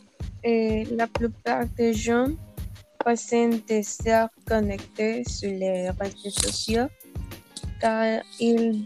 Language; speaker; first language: French; non-native, learner; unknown